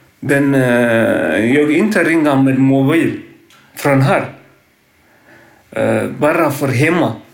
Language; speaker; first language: Swedish; non-native, learner; Tigrinya